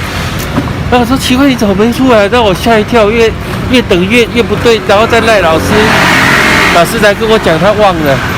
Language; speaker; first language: Chinese; native; Chinese